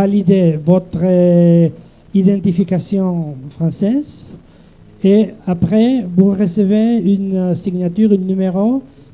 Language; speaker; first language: French; non-native, learner; Spanish